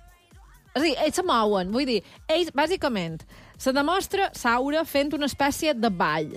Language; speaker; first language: Catalan; native; Catalan